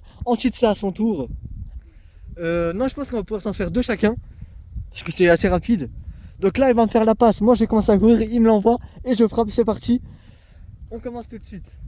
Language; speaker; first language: French; native; French